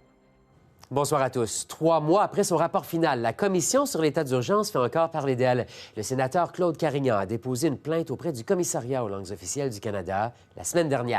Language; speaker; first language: French; native; French